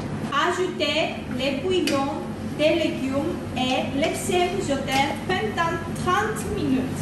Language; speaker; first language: French; non-native, learner; Greek